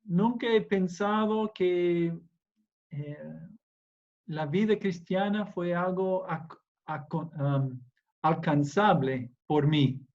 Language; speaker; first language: Spanish; non-native, fluent; English